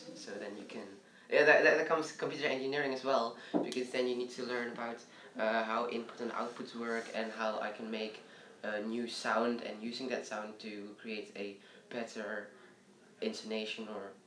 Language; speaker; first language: English; early bilingual, other home language; Indonesian